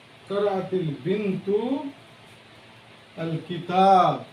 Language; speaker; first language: Arabic; non-native, fluent; Bangla